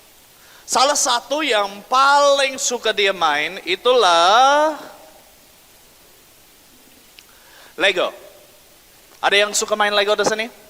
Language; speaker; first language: Indonesian; non-native, fluent; English